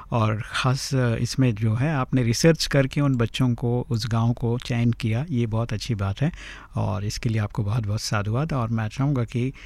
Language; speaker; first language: Hindi; native; Hindi